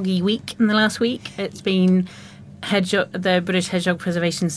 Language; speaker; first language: English; native; English